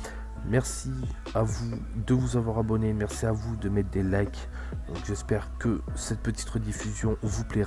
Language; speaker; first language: French; native; French